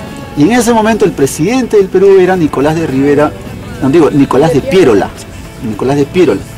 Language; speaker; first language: Spanish; native; Spanish